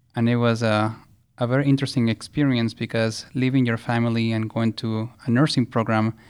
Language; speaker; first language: English; early bilingual, other home language; Spanish